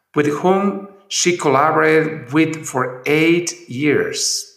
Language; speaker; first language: English; non-native, fluent; Spanish